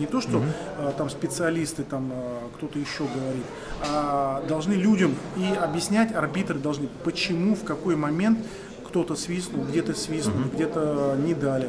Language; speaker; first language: Russian; native; Russian